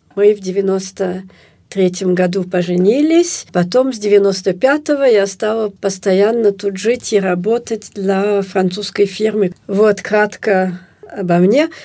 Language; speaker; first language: Russian; early bilingual, heritage; Russian